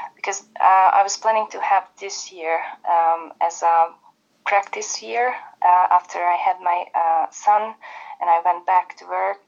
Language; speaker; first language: English; non-native, fluent; Hungarian